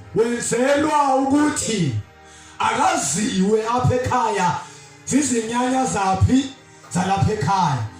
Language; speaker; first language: Zulu; non-native, local second language; Xhosa